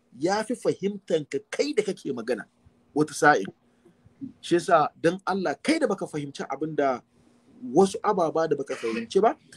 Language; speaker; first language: Hausa; native; Hausa